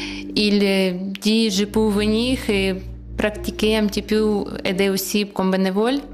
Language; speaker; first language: French; non-native, learner; Ukrainian